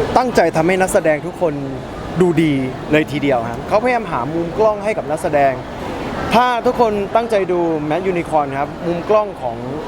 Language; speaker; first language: Thai; early bilingual, heritage; Thai